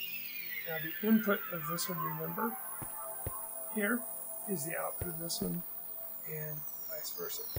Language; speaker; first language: English; native; English